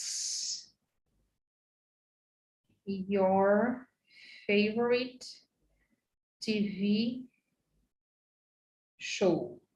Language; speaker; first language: English; non-native, fluent; Portuguese